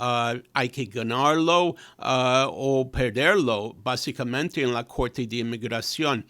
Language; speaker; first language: Spanish; non-native, fluent; English